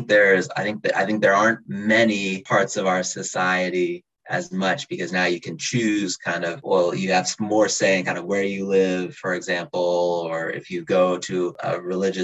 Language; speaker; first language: English; native; English